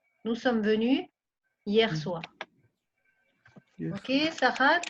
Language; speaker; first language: French; non-native, fluent; Spanish